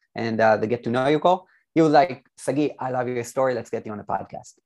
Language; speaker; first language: English; non-native, fluent; Hebrew